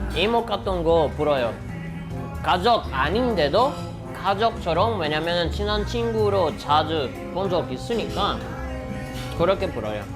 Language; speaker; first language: Korean; non-native, fluent; Portuguese